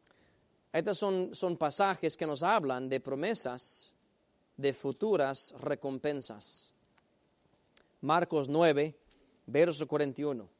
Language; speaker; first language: Spanish; native; Spanish